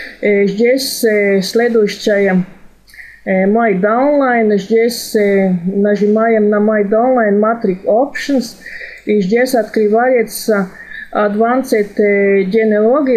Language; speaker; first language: Russian; non-native, fluent; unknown